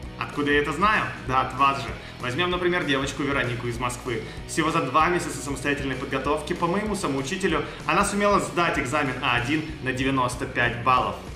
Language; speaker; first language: Russian; native; Russian